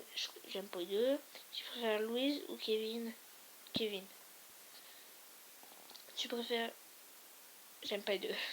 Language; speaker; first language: French; native; French